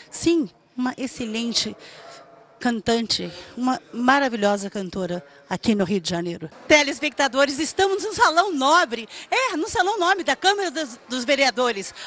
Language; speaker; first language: Portuguese; native; Portuguese